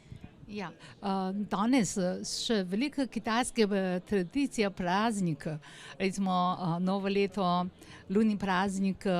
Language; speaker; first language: Slovenian; non-native, learner; Chinese